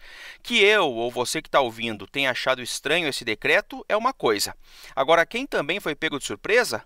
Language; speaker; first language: Portuguese; native; Portuguese